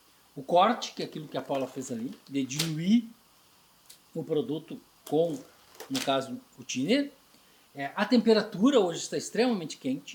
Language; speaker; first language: Portuguese; native; Portuguese